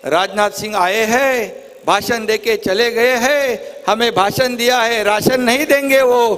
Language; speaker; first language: Hindi; non-native, local second language; Marathi